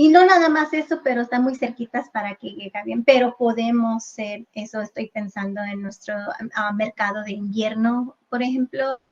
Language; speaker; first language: Spanish; early bilingual, heritage; English